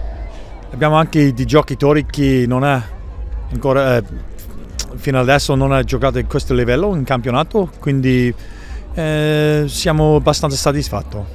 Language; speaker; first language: Italian; non-native, learner; English